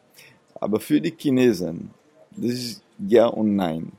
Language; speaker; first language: German; non-native, fluent; Seselwa Creole French